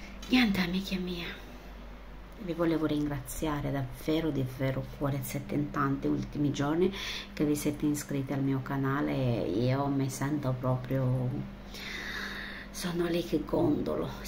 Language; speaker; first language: Italian; non-native, fluent; Romanian